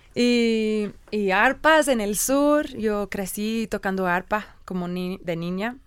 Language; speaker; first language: Spanish; non-native, learner; English